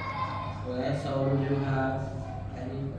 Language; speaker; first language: English; non-native, learner; Vietnamese